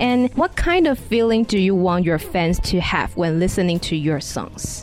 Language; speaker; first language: English; non-native, fluent; Chinese